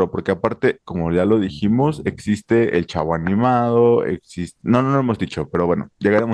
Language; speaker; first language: Spanish; native; Spanish